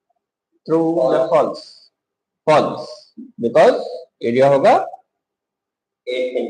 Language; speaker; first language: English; non-native, local second language; Hindi